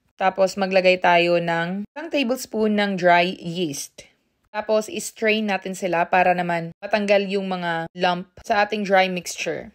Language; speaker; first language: Filipino; non-native, local second language; Cebuano